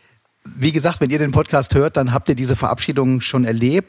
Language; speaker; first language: German; native; German